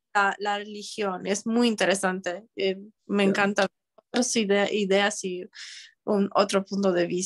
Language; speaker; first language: Spanish; non-native, learner; Romanian